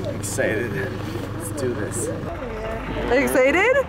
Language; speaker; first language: English; native; English